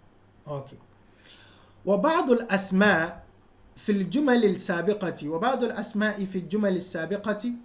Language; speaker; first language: Arabic; non-native, fluent; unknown